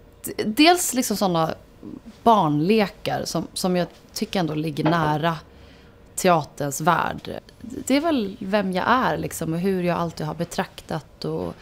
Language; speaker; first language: Swedish; native; Swedish